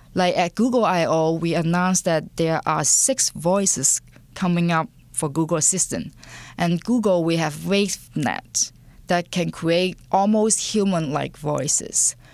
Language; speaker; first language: English; non-native, local second language; Cantonese